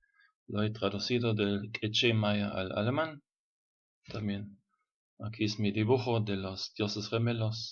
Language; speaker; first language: Spanish; non-native, fluent; German